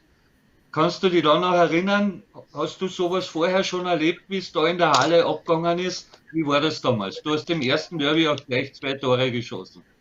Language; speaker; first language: German; native; German